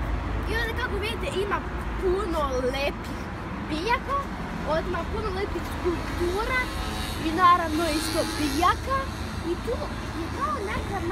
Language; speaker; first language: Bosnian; early bilingual, heritage; Serbian